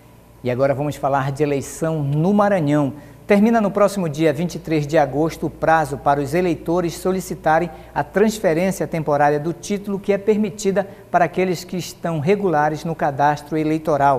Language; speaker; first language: Portuguese; native; Portuguese